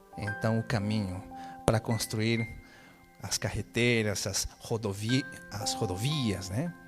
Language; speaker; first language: Portuguese; non-native, fluent; Spanish